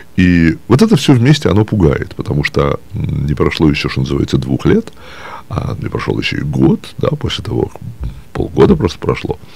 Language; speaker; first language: Russian; native; Russian